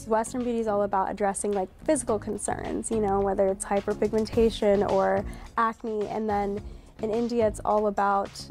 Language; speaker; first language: English; native; English